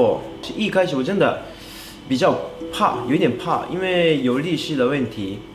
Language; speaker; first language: Chinese; non-native, learner; Japanese